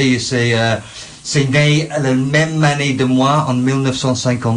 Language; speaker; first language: French; non-native, learner; English